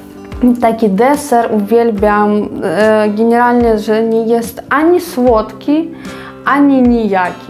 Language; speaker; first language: Polish; non-native, fluent; Ukrainian